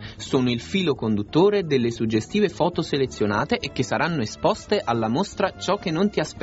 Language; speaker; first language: Italian; native; Italian